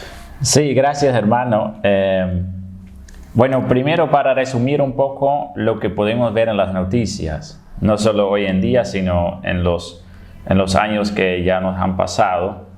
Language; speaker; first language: Spanish; non-native, fluent; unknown